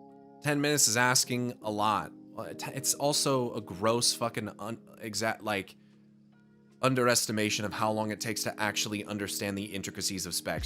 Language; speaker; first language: English; native; English